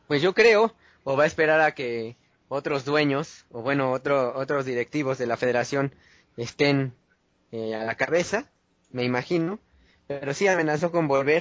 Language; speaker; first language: Spanish; native; Spanish